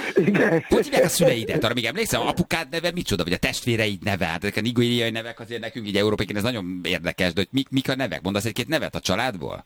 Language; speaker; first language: Hungarian; native; Hungarian